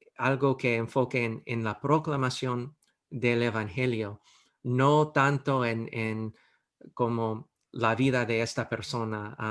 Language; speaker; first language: Spanish; non-native, fluent; English